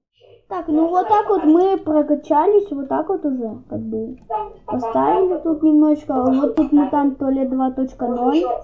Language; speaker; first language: Russian; native; Russian